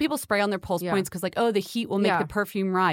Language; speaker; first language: English; native; English